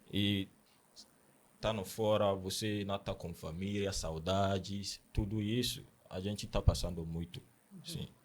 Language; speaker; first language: Portuguese; non-native, learner; Akan